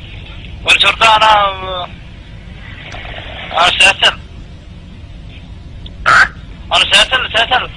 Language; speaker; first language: Arabic; non-native, learner; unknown